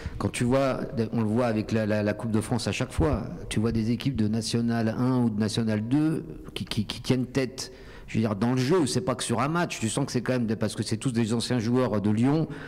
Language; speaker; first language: French; native; French